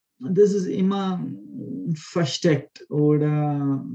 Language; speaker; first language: German; non-native, fluent; Konkani